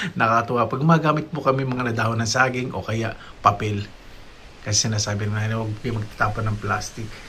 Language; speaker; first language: Filipino; native; Filipino